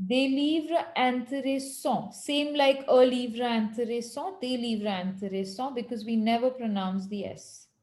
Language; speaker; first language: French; non-native, fluent; Hindi